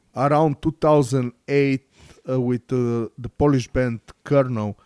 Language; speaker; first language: English; non-native, learner; Bulgarian